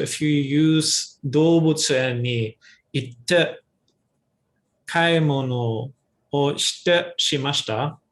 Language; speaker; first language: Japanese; non-native, fluent; English